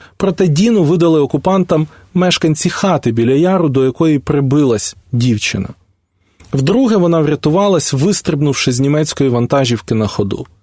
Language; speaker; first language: Ukrainian; native; Ukrainian